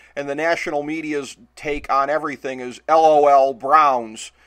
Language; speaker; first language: English; native; English